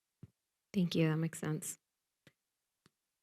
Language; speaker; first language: English; native; English